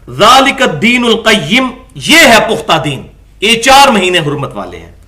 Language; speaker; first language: Urdu; non-native, local second language; Punjabi